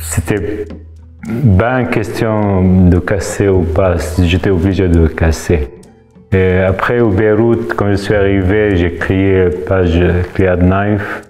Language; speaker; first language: French; non-native, fluent; Arabic